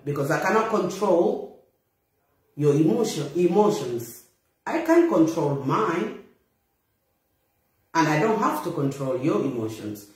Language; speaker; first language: English; non-native, fluent; Upper Guinea Crioulo